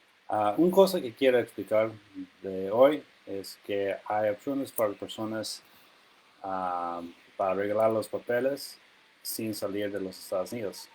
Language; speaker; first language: Spanish; non-native, fluent; English